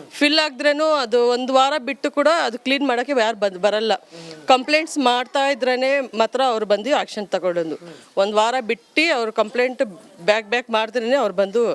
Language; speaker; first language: Kannada; non-native, local second language; Urdu